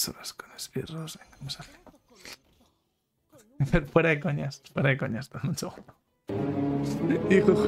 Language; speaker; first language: Spanish; native; Spanish